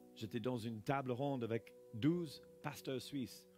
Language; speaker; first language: French; non-native, fluent; English